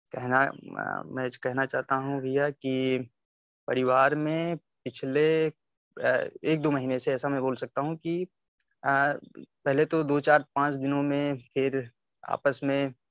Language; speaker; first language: Hindi; native; Hindi